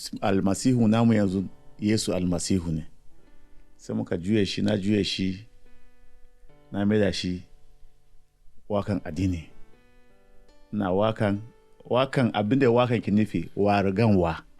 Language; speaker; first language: Hausa; non-native, local second language; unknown